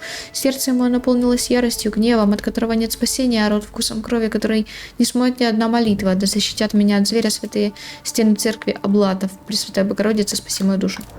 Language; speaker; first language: Russian; native; Russian